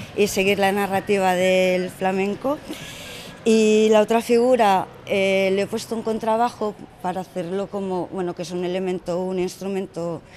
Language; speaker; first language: Spanish; native; Spanish